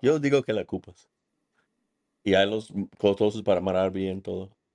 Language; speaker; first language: Spanish; non-native, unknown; English